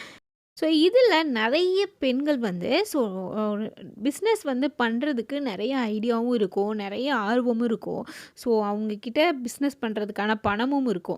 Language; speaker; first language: Tamil; native; Tamil